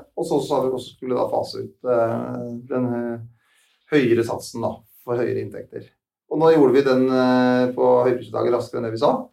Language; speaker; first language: Norwegian; native; Norwegian